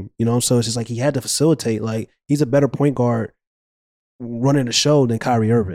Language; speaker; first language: English; native; English